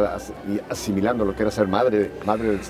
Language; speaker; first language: Spanish; native; Spanish